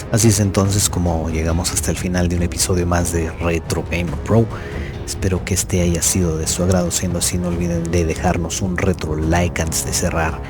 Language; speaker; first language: Spanish; native; Spanish